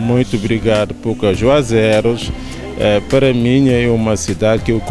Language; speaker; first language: Portuguese; non-native, learner; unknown